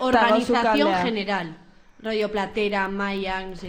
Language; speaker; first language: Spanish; non-native, local second language; Basque